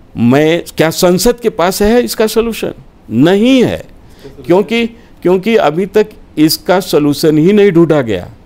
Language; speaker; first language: Hindi; native; Hindi